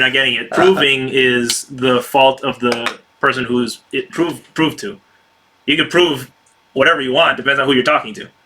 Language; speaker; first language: English; native; English